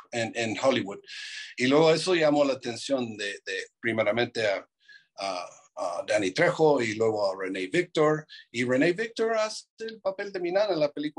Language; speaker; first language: Spanish; non-native, fluent; English